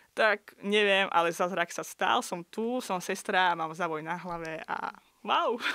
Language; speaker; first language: Slovak; non-native, fluent; Azerbaijani